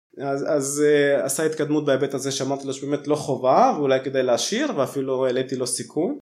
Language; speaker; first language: Hebrew; early bilingual, other home language; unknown